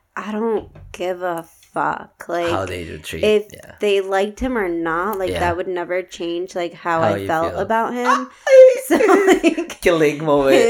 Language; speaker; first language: English; native; English